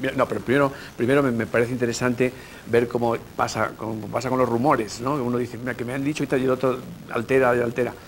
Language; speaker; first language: Spanish; native; Spanish